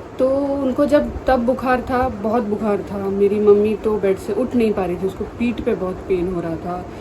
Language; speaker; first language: Hindi; non-native, local second language; Marathi